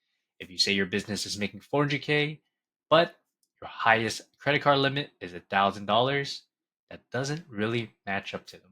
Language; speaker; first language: English; native; English